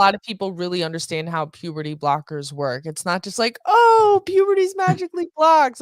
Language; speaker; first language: English; native; English